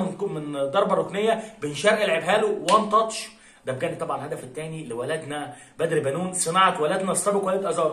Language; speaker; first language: Arabic; native; Arabic